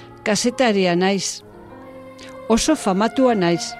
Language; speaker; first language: Basque; non-native, learner; Spanish